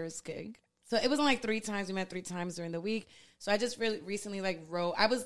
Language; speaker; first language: English; early bilingual, other home language; Spanish